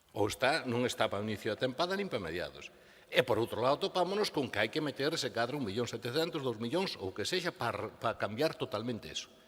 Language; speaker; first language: Galician; native; Galician